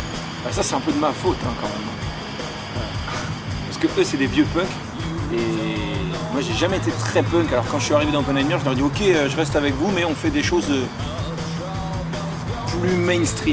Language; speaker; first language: French; native; French